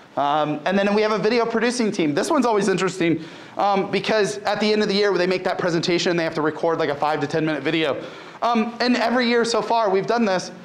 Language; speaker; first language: English; native; English